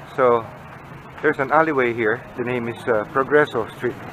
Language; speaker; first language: English; non-native, local second language; Filipino